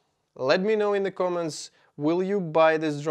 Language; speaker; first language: English; non-native, fluent; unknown